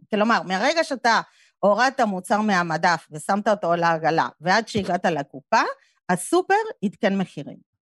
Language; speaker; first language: Hebrew; non-native, fluent; Spanish